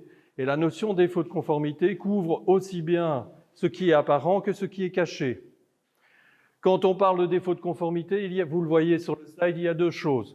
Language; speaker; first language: French; native; French